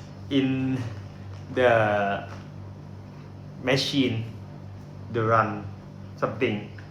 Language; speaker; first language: English; non-native, learner; Thai